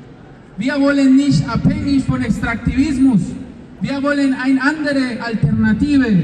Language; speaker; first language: German; non-native, fluent; Spanish